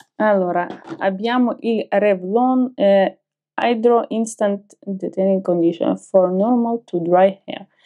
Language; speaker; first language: Italian; non-native, fluent; Ukrainian